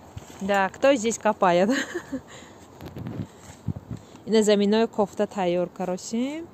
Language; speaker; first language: Russian; non-native, local second language; Tajik